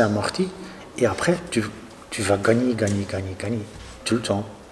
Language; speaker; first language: French; non-native, local second language; Dutch